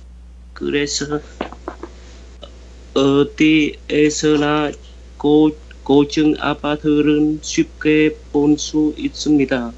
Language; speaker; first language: Korean; non-native, learner; Vietnamese